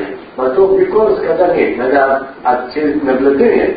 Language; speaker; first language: Russian; non-native, learner; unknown